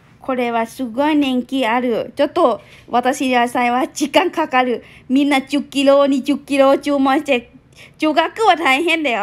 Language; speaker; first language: Japanese; non-native, learner; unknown